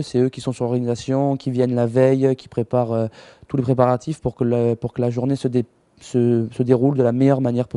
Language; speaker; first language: French; native; French